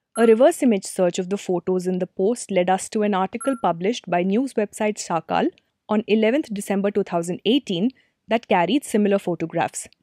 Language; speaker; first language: English; non-native, local second language; Telugu